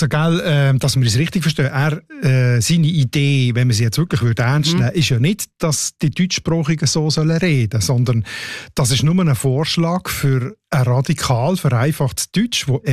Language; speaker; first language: German; native; German